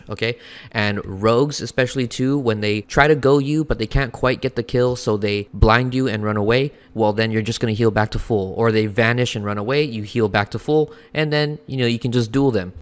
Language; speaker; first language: English; native; English